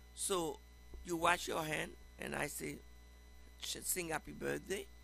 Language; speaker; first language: English; non-native, fluent; Haitian Creole